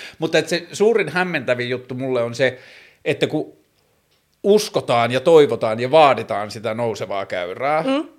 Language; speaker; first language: Finnish; native; Finnish